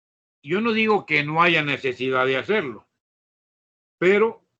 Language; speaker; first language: Spanish; native; Spanish